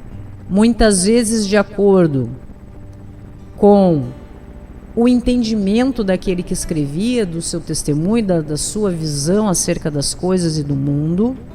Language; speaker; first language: Portuguese; native; Portuguese